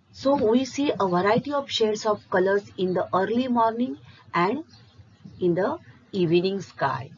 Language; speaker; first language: English; non-native, local second language; Marathi